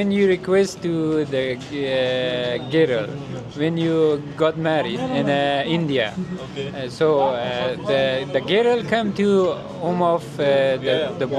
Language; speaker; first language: English; non-native, learner; Persian